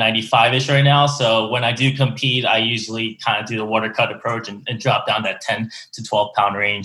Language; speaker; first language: English; native; English